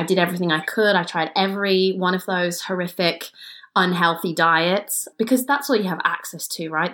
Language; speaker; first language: English; native; English